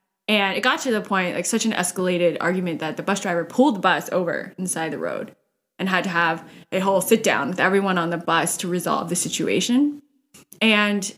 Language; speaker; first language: English; early bilingual, other home language; Cantonese